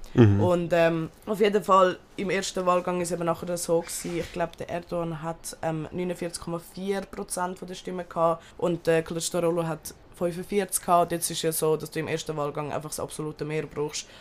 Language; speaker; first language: German; early bilingual, other home language; Turkish